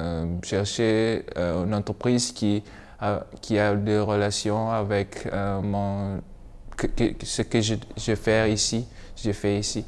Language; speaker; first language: French; non-native, learner; Malay